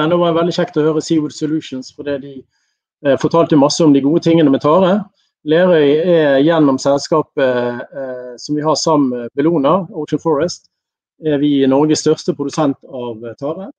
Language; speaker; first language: Norwegian; native; Norwegian